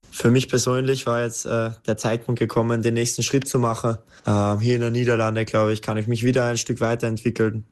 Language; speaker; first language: German; native; German